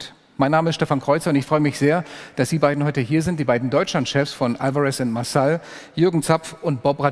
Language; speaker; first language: German; native; German